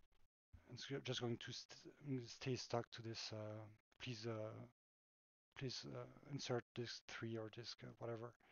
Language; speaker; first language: English; non-native, fluent; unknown